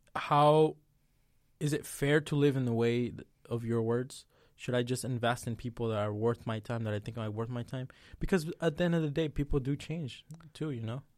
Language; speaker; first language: English; early bilingual, other home language; Spanish